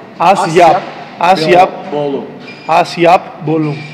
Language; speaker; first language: Turkish; non-native, learner; Greek